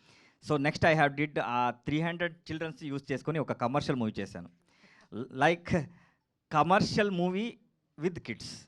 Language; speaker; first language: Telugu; non-native, learner; Kannada